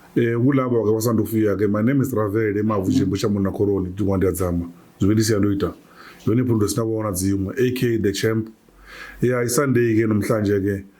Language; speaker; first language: Zulu; native; Zulu